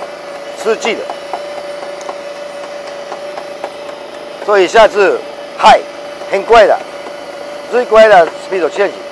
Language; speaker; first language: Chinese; non-native, learner; Japanese